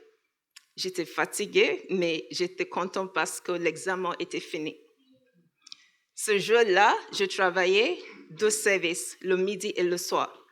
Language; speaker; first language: French; non-native, learner; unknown